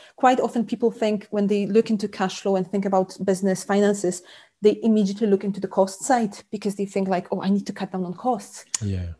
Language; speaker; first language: English; non-native, fluent; Polish